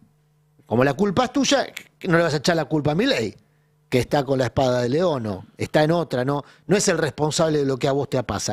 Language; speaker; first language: Spanish; native; Spanish